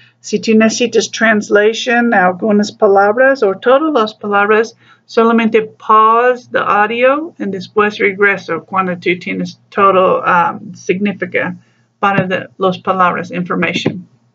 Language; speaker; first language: Spanish; non-native, learner; English